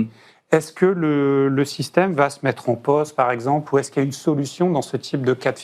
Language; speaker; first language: French; native; French